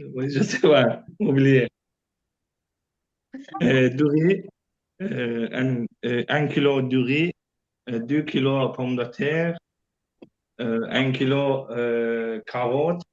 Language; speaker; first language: French; non-native, learner; Azerbaijani